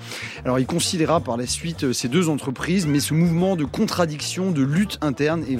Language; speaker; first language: French; native; French